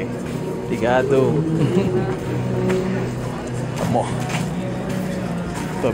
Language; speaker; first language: Portuguese; non-native, learner; English